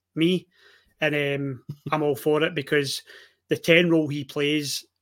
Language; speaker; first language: English; native; English